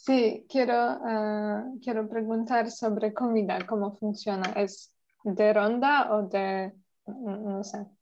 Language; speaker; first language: Spanish; non-native, learner; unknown